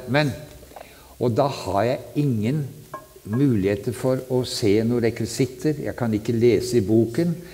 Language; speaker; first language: Norwegian; native; Norwegian